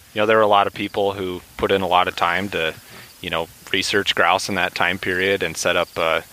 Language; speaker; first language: English; native; English